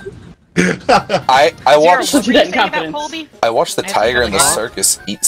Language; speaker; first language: English; native; English